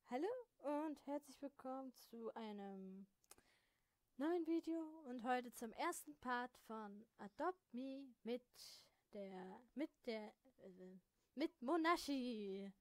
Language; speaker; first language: German; native; German